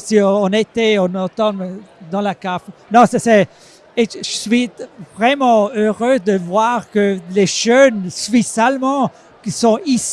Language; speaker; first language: French; non-native, local second language; German